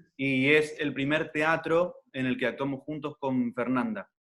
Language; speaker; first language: Spanish; native; Spanish